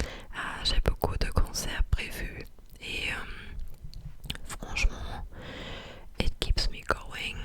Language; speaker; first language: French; non-native, fluent; English